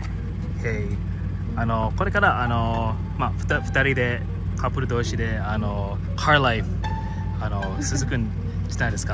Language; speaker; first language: Japanese; non-native, fluent; English